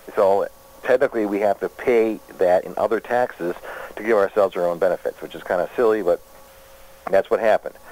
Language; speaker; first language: English; native; English